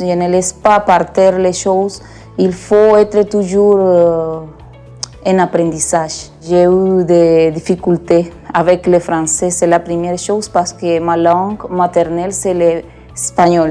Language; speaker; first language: French; non-native, learner; Spanish